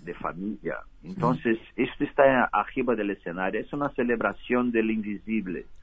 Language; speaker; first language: Spanish; non-native, fluent; Portuguese